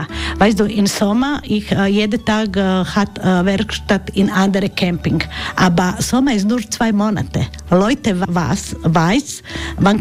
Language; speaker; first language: German; non-native, learner; Croatian